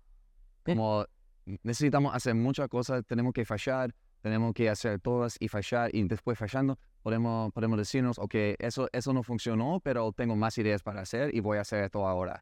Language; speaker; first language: Spanish; non-native, learner; English